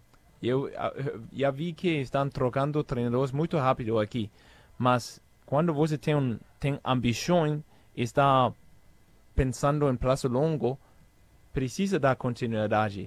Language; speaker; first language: Portuguese; non-native, fluent; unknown